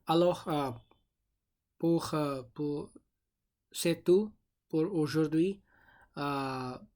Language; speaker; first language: French; non-native, learner; English